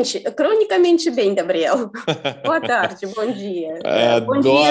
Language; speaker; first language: Portuguese; non-native, fluent; Russian